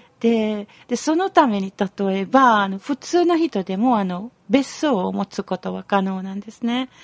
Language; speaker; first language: Japanese; non-native, fluent; Finnish